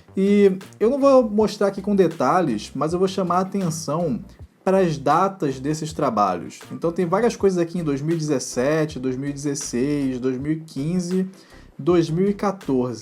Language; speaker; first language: Portuguese; native; Portuguese